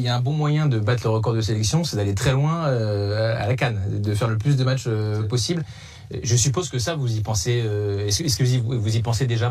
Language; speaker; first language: French; native; French